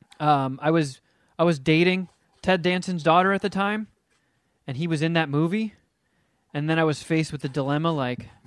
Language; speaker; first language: English; native; English